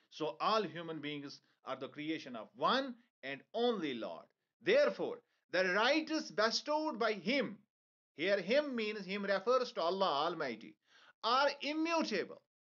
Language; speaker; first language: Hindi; non-native, local second language; Kashmiri